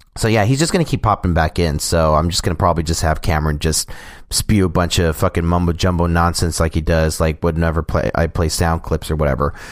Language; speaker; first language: English; native; English